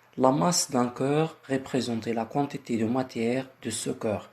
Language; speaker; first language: French; non-native, local second language; Arabic